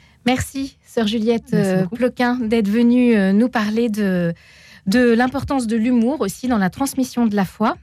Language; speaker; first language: French; native; French